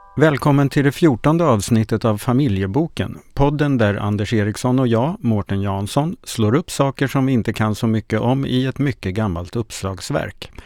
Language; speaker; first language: Swedish; native; Swedish